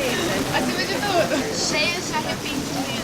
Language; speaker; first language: Portuguese; non-native, local second language; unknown